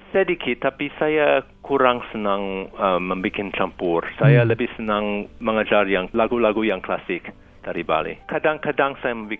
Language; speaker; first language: Indonesian; non-native, fluent; English